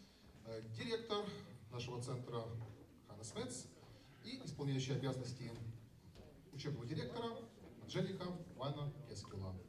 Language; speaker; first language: Russian; native; Russian